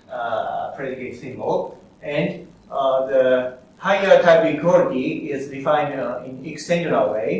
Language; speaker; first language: English; non-native, fluent; Japanese